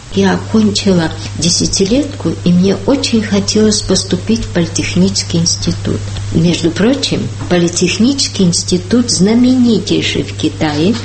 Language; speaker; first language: Russian; early bilingual, heritage; Russian